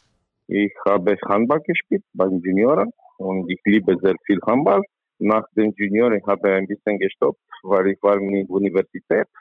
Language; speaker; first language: German; non-native, learner; Romanian